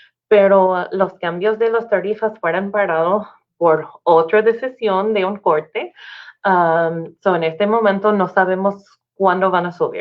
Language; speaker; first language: Spanish; non-native, learner; English